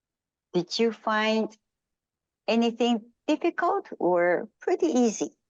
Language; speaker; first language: English; non-native, fluent; Japanese